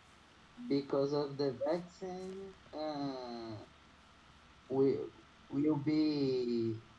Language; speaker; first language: English; non-native, learner; Portuguese